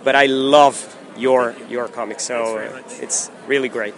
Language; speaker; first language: English; non-native, fluent; Spanish